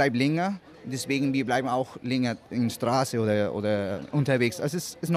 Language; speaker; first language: German; non-native, fluent; Spanish